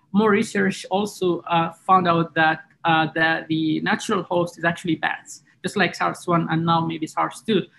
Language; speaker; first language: English; non-native, fluent; Arabic